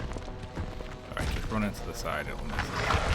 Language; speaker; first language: English; native; English